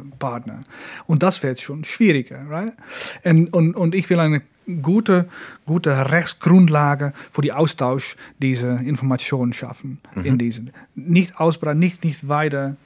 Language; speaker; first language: German; non-native, fluent; Dutch